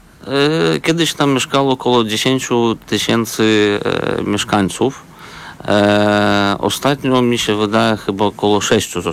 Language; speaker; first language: Polish; non-native, fluent; Belarusian